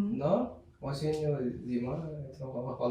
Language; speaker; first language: Russian; non-native, learner; Turkmen